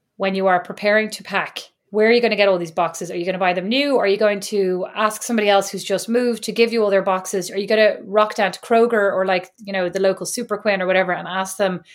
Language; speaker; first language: English; native; English